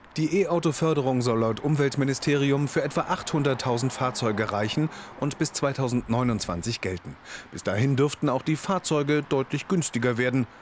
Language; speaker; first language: German; native; German